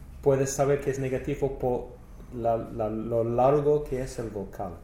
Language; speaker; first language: Spanish; non-native, learner; English